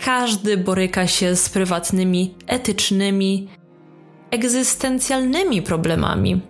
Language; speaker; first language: Polish; early bilingual, heritage; Italian